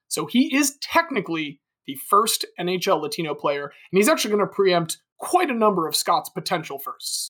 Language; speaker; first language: English; native; English